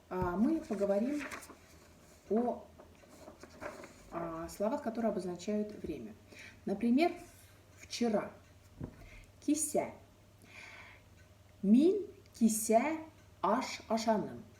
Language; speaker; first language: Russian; non-native, local second language; Bashkir